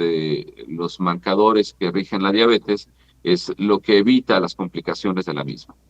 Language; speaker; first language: Spanish; native; Spanish